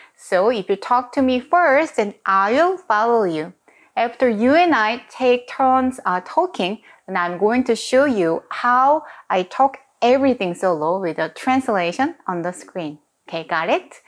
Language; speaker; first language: English; non-native, fluent; Korean